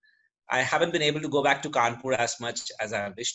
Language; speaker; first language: English; native; English